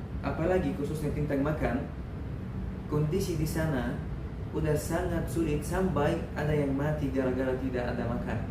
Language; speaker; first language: Indonesian; non-native, learner; Arabic